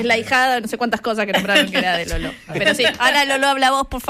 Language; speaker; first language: Spanish; native; Spanish